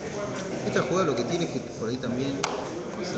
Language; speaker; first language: Spanish; native; Spanish